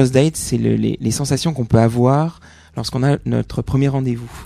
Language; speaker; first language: French; native; French